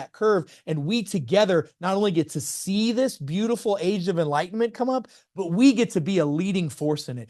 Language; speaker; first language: English; native; English